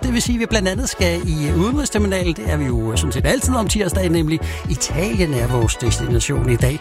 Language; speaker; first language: Danish; native; Danish